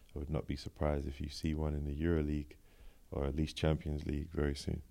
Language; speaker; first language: English; native; English